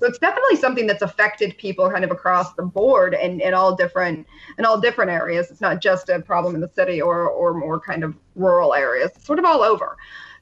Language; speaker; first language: English; native; English